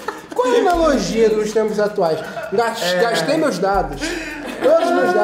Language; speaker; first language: Portuguese; native; Portuguese